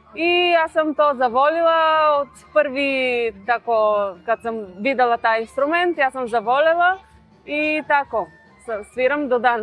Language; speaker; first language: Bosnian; non-native, learner; Bulgarian